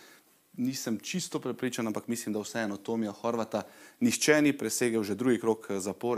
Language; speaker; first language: Slovenian; native; Slovenian